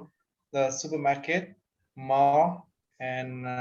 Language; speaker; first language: English; non-native, learner; Vietnamese